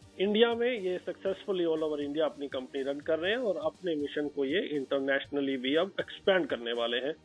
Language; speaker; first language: Hindi; native; Hindi